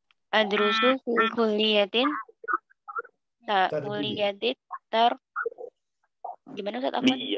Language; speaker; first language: Arabic; non-native, learner; Indonesian